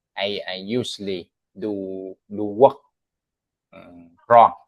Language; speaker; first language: English; non-native, learner; Vietnamese